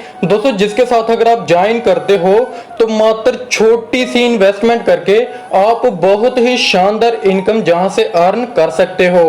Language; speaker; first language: Hindi; native; Hindi